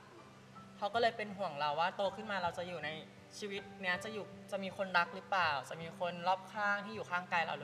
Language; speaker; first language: Thai; native; Thai